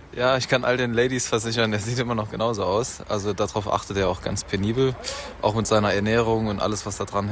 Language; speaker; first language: German; native; German